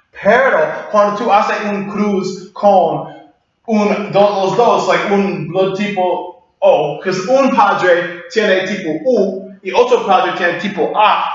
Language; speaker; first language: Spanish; non-native, learner; English